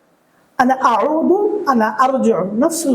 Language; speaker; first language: Arabic; non-native, fluent; Bangla